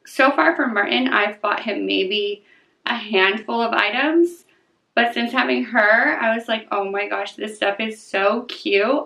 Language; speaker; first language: English; native; English